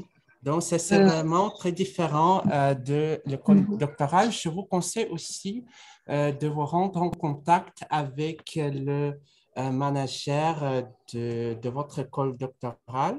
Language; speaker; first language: French; non-native, fluent; Russian